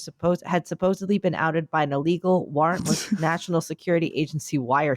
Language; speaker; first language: English; native; English